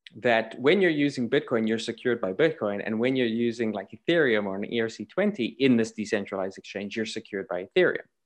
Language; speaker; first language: English; native; English